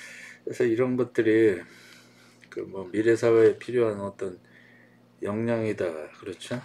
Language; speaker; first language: Korean; native; Korean